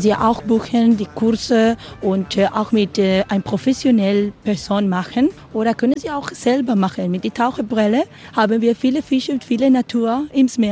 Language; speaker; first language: German; non-native, learner; Spanish